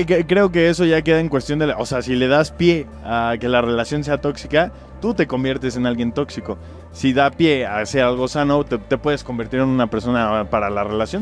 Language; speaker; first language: Spanish; native; Spanish